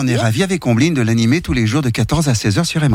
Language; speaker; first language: French; native; French